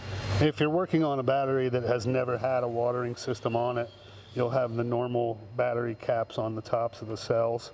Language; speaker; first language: English; native; English